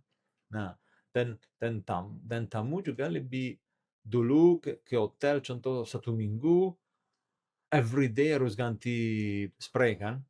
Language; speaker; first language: Indonesian; non-native, learner; Italian